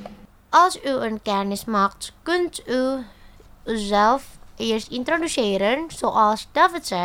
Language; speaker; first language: Dutch; non-native, fluent; Indonesian